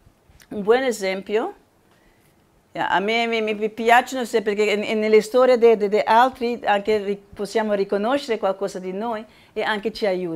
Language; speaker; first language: Italian; non-native, learner; Spanish